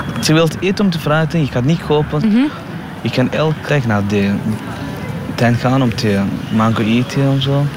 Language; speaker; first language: Dutch; non-native, learner; Somali